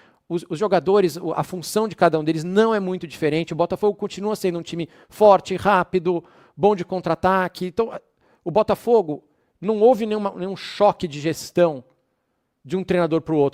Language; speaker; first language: Portuguese; native; Portuguese